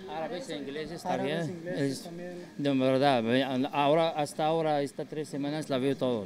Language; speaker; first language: Spanish; non-native, fluent; Arabic